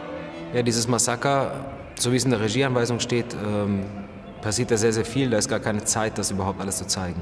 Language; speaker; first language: German; native; German